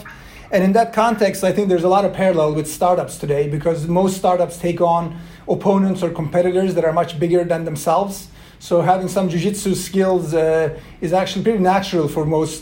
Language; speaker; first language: English; non-native, fluent; Swedish